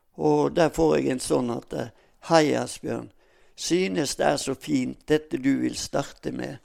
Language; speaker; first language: Norwegian; native; Norwegian